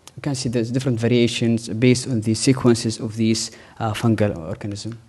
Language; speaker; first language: English; non-native, fluent; Arabic